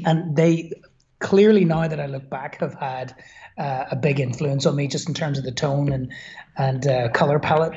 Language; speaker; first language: English; native; English